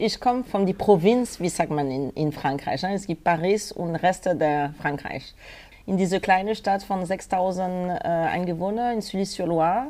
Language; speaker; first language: German; non-native, fluent; French